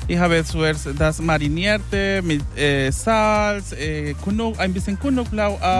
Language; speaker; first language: German; non-native, fluent; Spanish